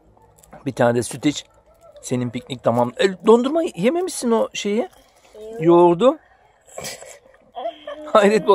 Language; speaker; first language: Turkish; native; Turkish